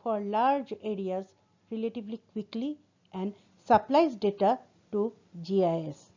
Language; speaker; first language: English; non-native, local second language; Assamese